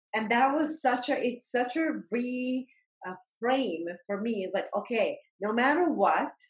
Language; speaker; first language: English; non-native, fluent; Bosnian